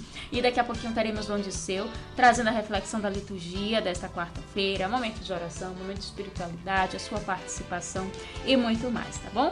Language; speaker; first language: Portuguese; native; Portuguese